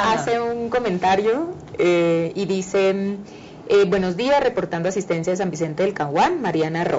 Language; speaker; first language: Spanish; native; Spanish